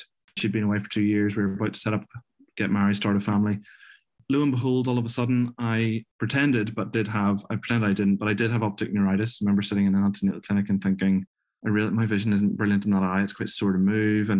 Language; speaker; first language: English; native; English